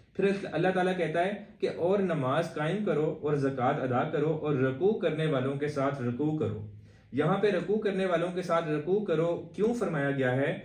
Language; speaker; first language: Urdu; native; Urdu